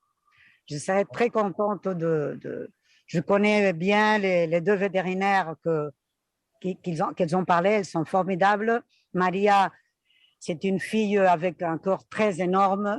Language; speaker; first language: French; non-native, fluent; Spanish